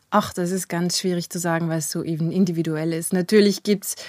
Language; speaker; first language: German; native; German